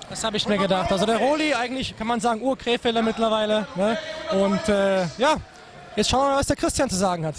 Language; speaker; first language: German; native; German